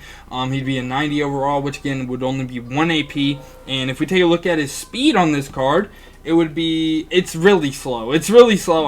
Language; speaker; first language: English; native; English